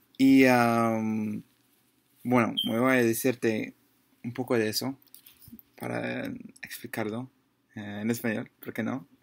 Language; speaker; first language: Spanish; non-native, learner; English